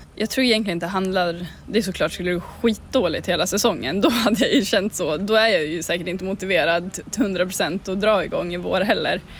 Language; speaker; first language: Swedish; native; Swedish